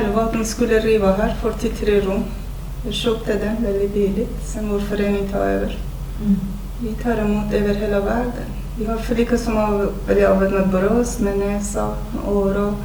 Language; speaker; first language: Swedish; non-native, fluent; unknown